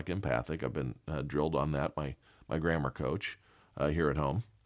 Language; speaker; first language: English; native; English